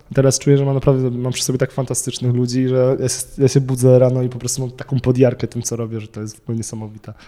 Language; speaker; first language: Polish; native; Polish